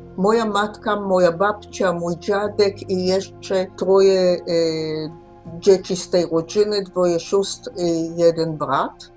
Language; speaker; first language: Polish; early bilingual, heritage; Polish